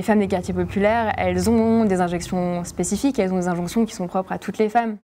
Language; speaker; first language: French; native; French